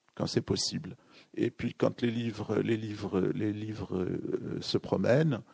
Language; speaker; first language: French; native; French